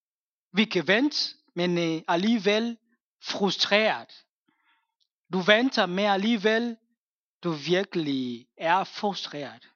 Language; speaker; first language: Danish; non-native, fluent; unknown